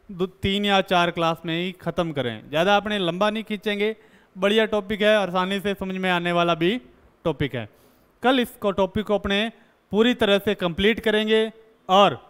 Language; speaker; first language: Hindi; native; Hindi